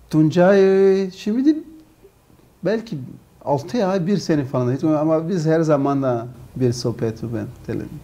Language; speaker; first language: Turkish; non-native, learner; Portuguese